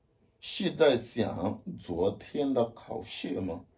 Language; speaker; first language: Chinese; non-native, learner; French